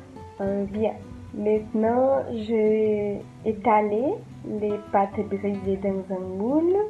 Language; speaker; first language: French; non-native, learner; Portuguese